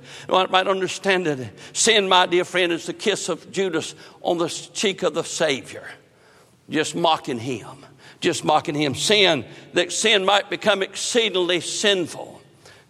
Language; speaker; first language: English; native; English